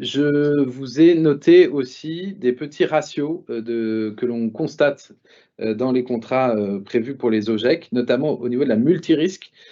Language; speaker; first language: French; native; French